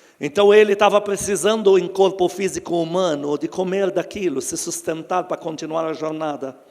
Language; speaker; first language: Portuguese; non-native, fluent; Arabic